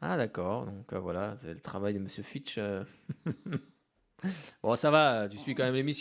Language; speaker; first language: French; native; French